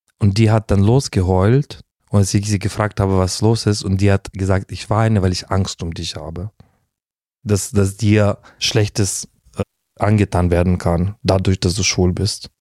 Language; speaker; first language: German; non-native, fluent; Russian